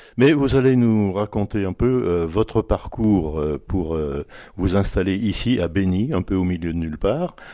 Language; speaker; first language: French; native; French